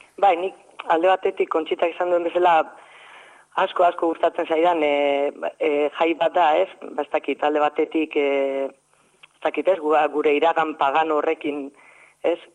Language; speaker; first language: Basque; native; Basque